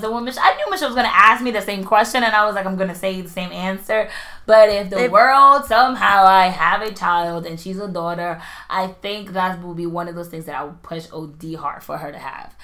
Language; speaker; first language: English; non-native, fluent; Spanish